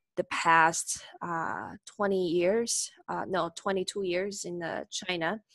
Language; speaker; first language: English; non-native, fluent; Chinese